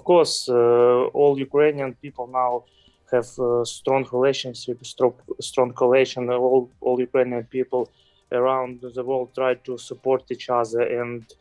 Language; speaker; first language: English; non-native, fluent; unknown